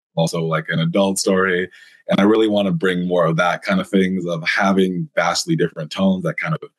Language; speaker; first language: English; native; English